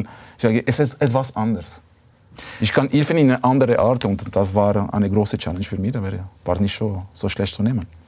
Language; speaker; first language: German; non-native, fluent; Italian